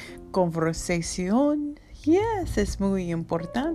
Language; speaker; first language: Spanish; non-native, learner; English